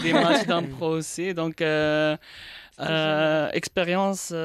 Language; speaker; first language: French; non-native, local second language; Arabic